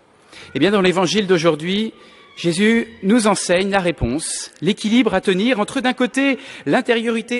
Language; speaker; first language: French; native; French